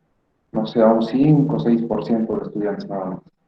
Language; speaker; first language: Spanish; native; Spanish